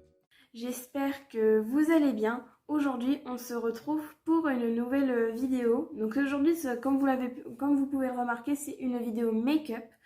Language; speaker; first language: French; native; French